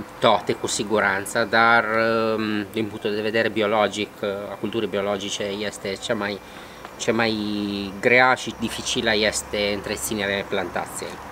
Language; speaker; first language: Romanian; non-native, fluent; Italian